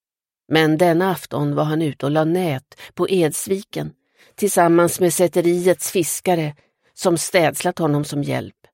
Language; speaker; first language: Swedish; native; Swedish